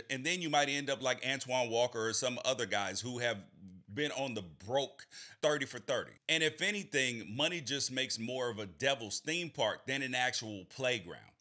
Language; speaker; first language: English; native; English